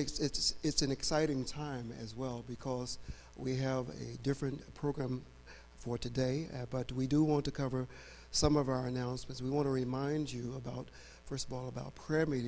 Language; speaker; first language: English; native; English